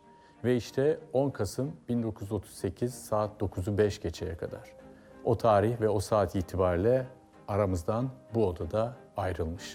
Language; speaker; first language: Turkish; native; Turkish